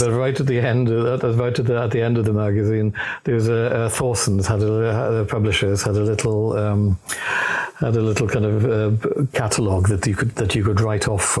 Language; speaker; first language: English; native; English